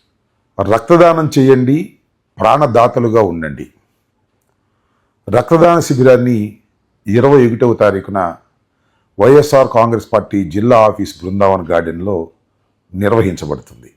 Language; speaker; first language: Telugu; native; Telugu